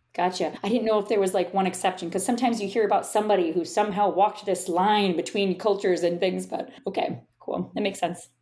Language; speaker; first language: English; native; English